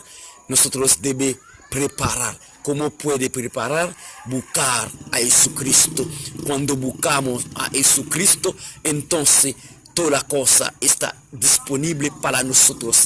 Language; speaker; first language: Spanish; non-native, learner; Haitian Creole